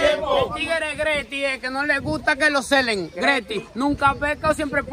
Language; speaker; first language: Spanish; native; Spanish